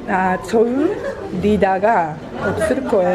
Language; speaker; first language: Korean; non-native, fluent; Japanese